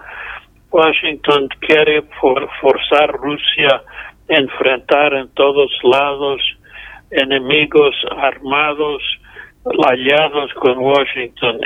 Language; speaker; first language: Spanish; non-native, fluent; English